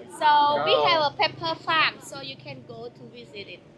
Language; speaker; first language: English; non-native, learner; Khmer